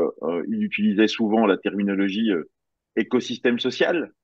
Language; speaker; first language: French; native; French